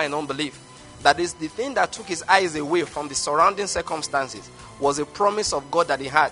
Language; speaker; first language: English; non-native, local second language; Igbo